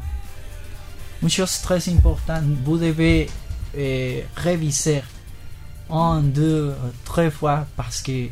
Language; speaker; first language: French; non-native, learner; Spanish